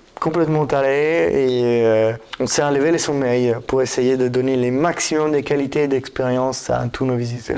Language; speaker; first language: French; non-native, fluent; Italian